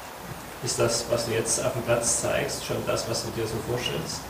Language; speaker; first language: German; native; German